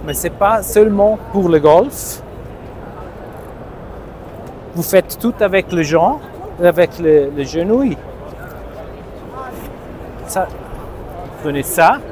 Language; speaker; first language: French; non-native, learner; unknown